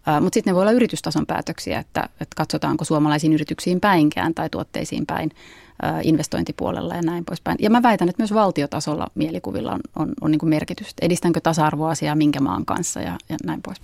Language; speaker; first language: Finnish; native; Finnish